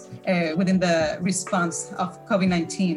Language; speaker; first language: English; non-native, fluent; Spanish